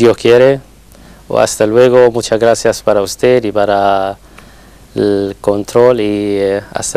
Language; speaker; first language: Spanish; non-native, learner; Arabic